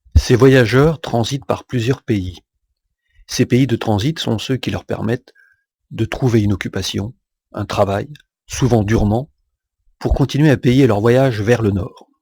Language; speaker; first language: French; native; French